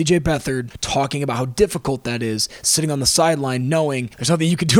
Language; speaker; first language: English; native; English